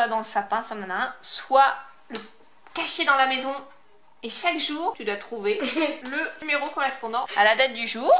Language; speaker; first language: French; native; French